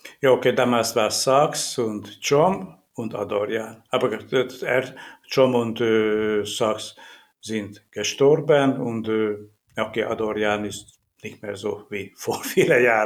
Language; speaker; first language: German; non-native, learner; Hungarian